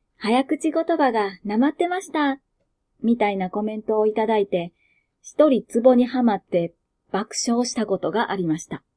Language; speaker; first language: Japanese; native; Japanese